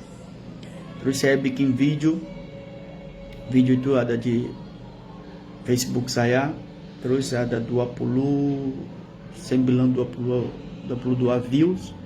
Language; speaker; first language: Indonesian; non-native, learner; Portuguese